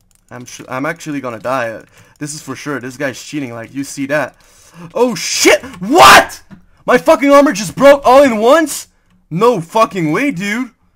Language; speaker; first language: English; non-native, fluent; French